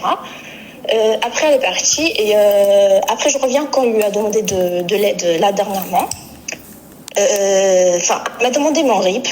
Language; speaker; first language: French; native; French